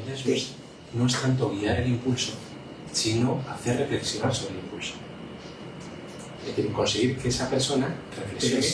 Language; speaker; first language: Spanish; native; Spanish